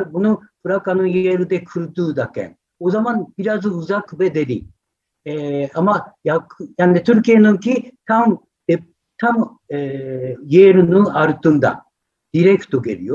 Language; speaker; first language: Turkish; non-native, fluent; Japanese